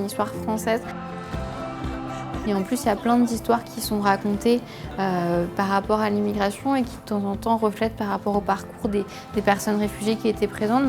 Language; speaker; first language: French; native; French